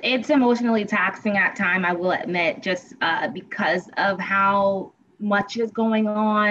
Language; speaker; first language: English; native; English